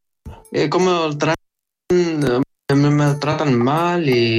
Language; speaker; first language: Spanish; non-native, learner; Arabic